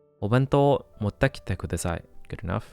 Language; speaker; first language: Japanese; non-native, learner; English